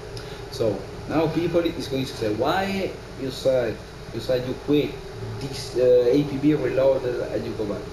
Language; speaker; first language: English; non-native, learner; Italian